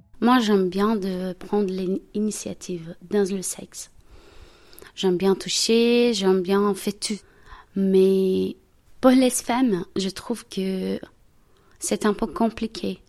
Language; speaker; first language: French; non-native, learner; Portuguese